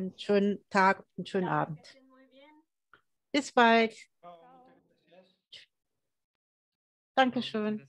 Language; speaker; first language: German; early bilingual, heritage; German